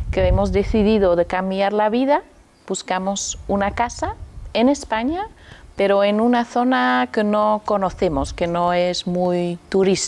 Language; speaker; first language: Spanish; non-native, learner; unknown